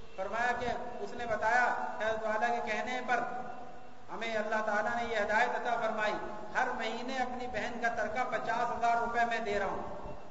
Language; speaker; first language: Urdu; native; Urdu